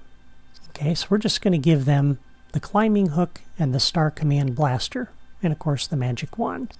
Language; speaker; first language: English; native; English